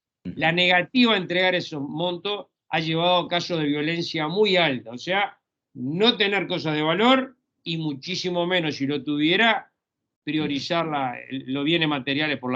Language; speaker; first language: Spanish; native; Spanish